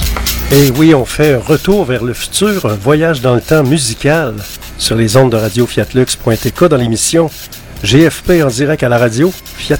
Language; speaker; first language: French; native; French